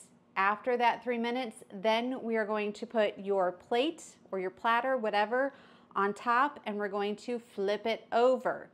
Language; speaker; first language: English; native; English